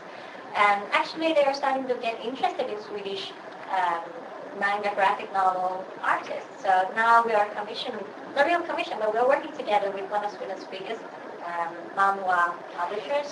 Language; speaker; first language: English; non-native, fluent; Swedish